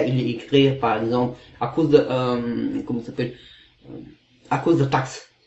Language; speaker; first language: French; non-native, learner; Kazakh